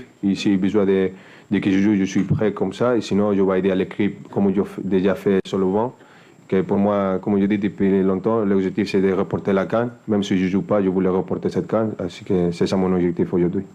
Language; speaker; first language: French; non-native, fluent; Spanish